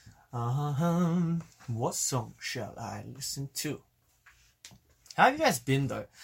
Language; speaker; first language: English; early bilingual, other home language; Korean